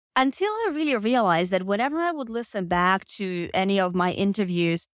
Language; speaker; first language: English; non-native, fluent; Finnish